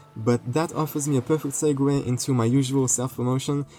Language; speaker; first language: English; non-native, fluent; French